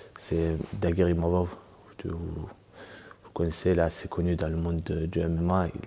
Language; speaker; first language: French; early bilingual, other home language; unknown